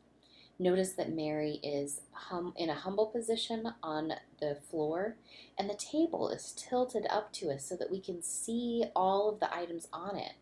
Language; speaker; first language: English; native; English